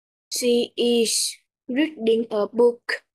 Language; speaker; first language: English; non-native, learner; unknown